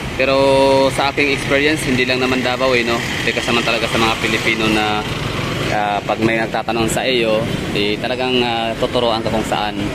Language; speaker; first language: Filipino; non-native, local second language; Cebuano